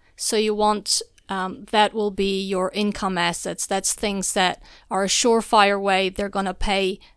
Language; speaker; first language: English; non-native, fluent; Albanian